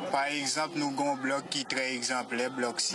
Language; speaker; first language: French; non-native, local second language; Haitian Creole